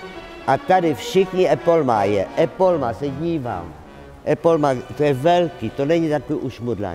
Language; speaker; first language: Czech; non-native, learner; Slovak